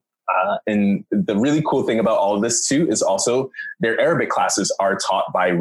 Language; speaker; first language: English; native; English